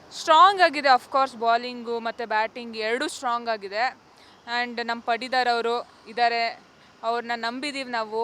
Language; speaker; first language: Kannada; native; Kannada